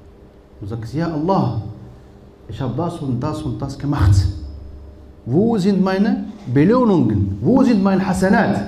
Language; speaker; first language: German; non-native, fluent; Arabic